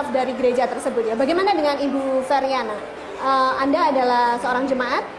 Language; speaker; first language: Indonesian; native; Indonesian